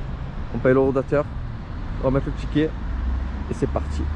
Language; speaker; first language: French; native; French